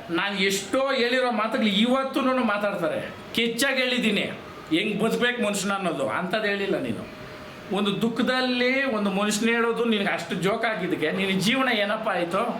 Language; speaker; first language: Kannada; native; Kannada